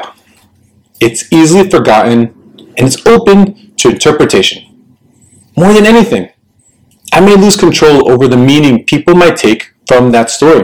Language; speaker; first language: English; early bilingual, other home language; Spanish